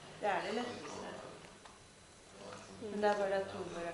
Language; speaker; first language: Norwegian; native; Norwegian